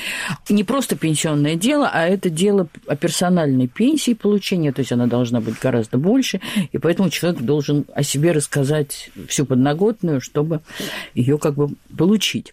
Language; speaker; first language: Russian; native; Russian